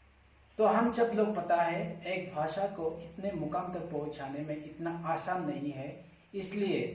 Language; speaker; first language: Hindi; non-native, local second language; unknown